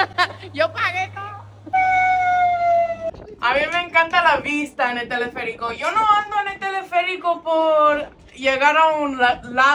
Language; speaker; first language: Spanish; non-native, fluent; English